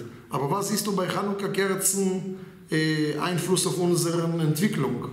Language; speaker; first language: German; non-native, fluent; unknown